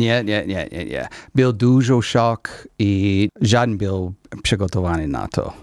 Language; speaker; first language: Polish; non-native, learner; English